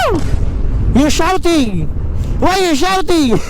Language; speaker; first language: English; non-native, learner; Filipino